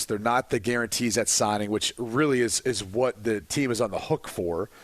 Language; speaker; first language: English; native; English